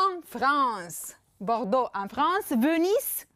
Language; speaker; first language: French; non-native, fluent; Romanian